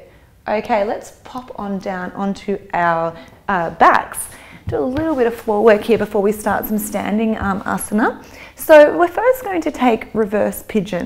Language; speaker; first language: English; native; English